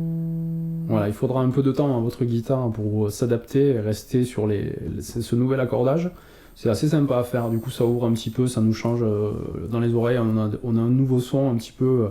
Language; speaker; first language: French; native; French